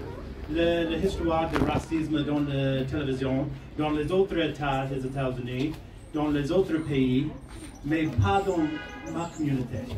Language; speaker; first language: French; non-native, fluent; English